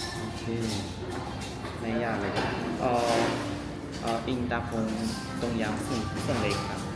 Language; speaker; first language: Thai; non-native, learner; Chinese